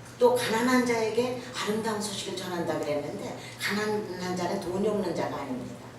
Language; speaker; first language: Korean; native; Korean